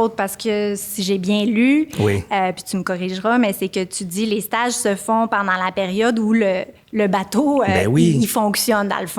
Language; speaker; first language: French; native; French